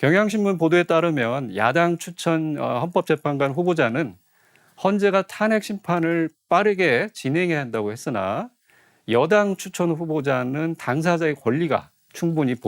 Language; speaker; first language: Korean; native; Korean